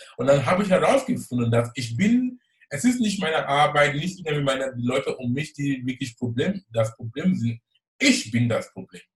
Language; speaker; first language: German; non-native, fluent; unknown